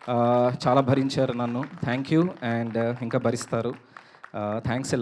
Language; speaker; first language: Telugu; native; Telugu